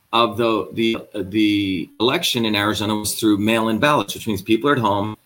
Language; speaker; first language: English; native; English